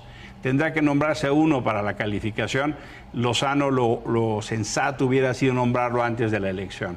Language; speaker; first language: Spanish; native; Spanish